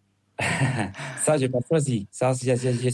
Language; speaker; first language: French; non-native, fluent; Spanish